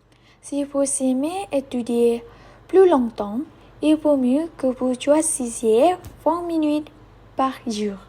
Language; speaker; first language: French; non-native, learner; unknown